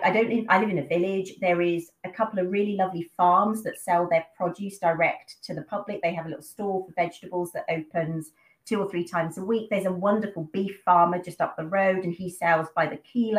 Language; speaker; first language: English; native; English